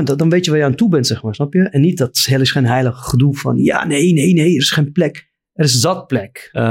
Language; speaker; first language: Dutch; non-native, fluent; Arabic